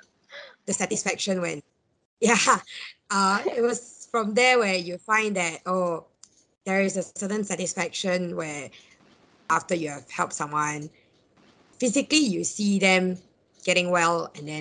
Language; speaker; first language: English; non-native, local second language; Cantonese